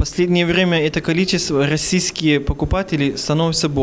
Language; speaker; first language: Russian; non-native, fluent; Turkish